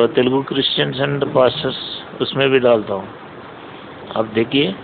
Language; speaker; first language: Hindi; non-native, local second language; Telugu